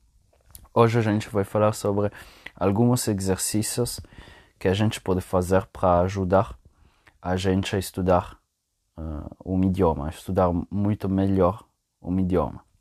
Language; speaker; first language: Portuguese; non-native, fluent; Italian